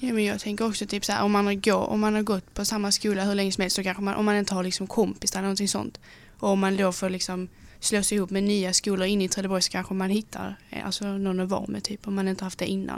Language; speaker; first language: Swedish; native; Swedish